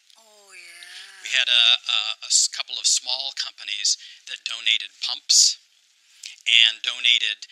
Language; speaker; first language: English; native; English